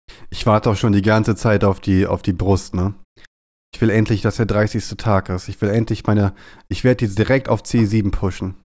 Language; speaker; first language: German; native; German